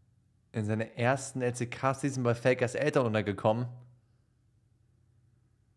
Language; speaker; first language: German; native; German